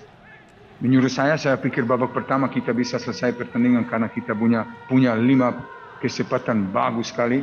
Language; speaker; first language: Indonesian; non-native, fluent; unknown